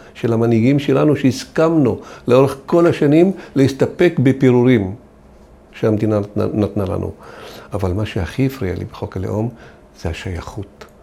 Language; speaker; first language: Hebrew; non-native, local second language; Arabic